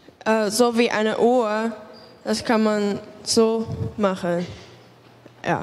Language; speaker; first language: German; non-native, learner; Cantonese